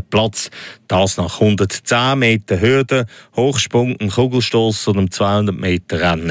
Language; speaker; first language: German; native; German